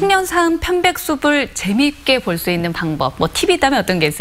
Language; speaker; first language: Korean; native; Korean